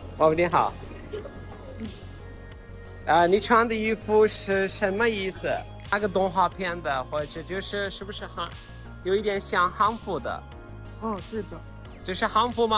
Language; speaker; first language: Chinese; non-native, learner; Turkish